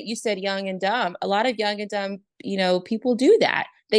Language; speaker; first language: English; native; English